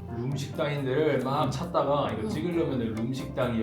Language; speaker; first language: Korean; native; Korean